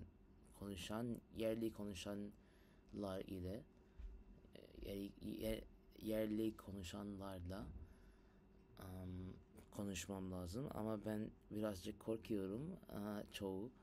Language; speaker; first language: Turkish; non-native, learner; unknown